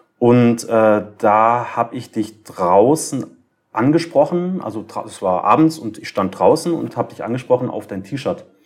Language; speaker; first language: German; native; German